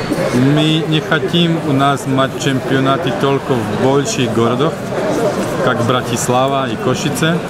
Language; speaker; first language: Russian; non-native, learner; Slovak